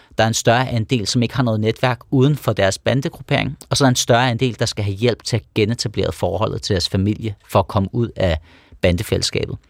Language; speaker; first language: Danish; early bilingual, other home language; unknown